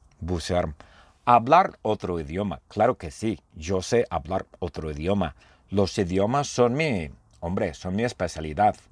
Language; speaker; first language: Spanish; non-native, fluent; English